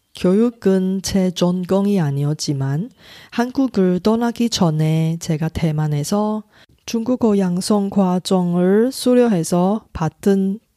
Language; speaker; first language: Korean; non-native, fluent; Chinese